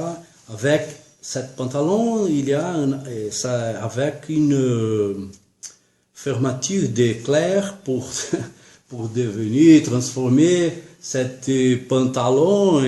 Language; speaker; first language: French; non-native, learner; Portuguese